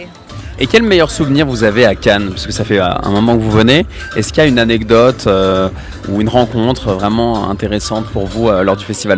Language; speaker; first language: French; native; French